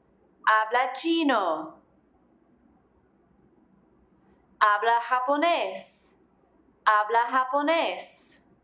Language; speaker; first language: Spanish; non-native, fluent; English